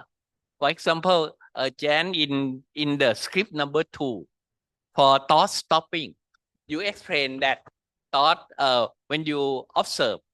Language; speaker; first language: English; non-native, learner; Thai